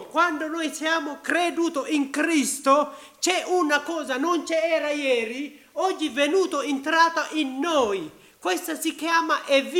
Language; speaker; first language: Italian; non-native, learner; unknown